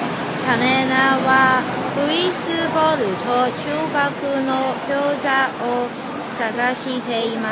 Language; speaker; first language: Japanese; non-native, learner; Cantonese